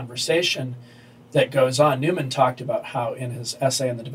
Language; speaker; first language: English; native; English